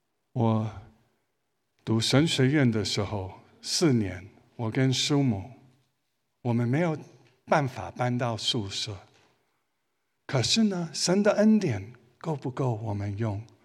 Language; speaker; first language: Chinese; early bilingual, other home language; English